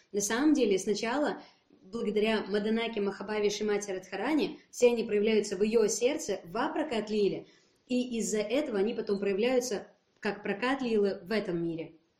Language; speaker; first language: Russian; native; Russian